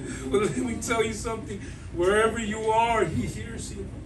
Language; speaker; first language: English; early bilingual, other home language; Spanish